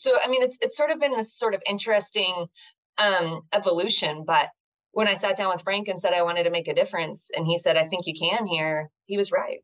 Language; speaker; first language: English; native; English